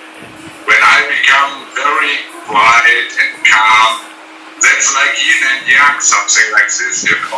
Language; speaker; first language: English; non-native, fluent; German